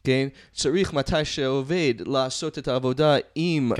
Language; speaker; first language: Hebrew; non-native, fluent; English